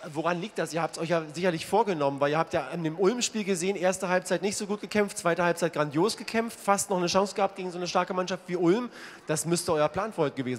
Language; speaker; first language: German; native; German